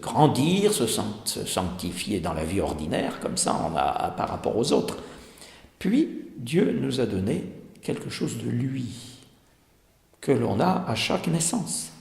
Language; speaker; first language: French; native; French